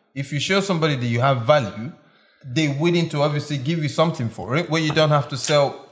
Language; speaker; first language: English; non-native, local second language; Yoruba